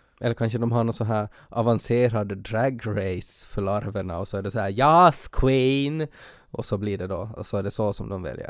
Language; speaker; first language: Swedish; native; Swedish